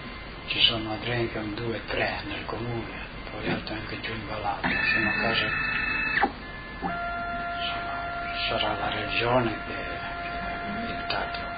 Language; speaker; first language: Italian; non-native, local second language; Slovenian